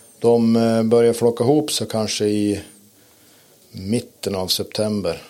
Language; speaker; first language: Swedish; native; Swedish